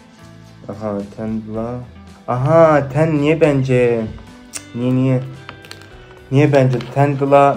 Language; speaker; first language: Polish; non-native, learner; Turkish